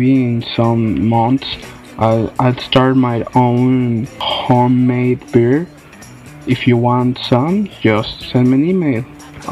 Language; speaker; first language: English; non-native, fluent; Spanish